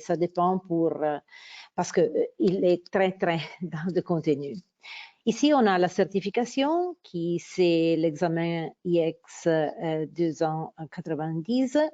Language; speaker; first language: French; non-native, fluent; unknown